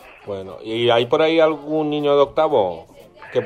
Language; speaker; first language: Spanish; native; Spanish